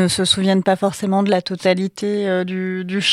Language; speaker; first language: French; native; French